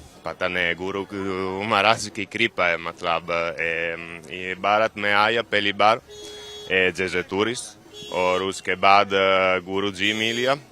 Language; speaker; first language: Hindi; non-native, learner; Italian